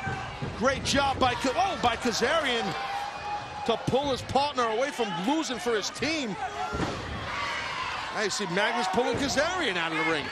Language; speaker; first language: English; native; English